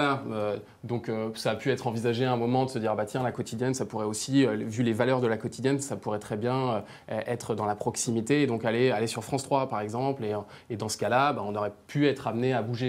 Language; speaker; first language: French; native; French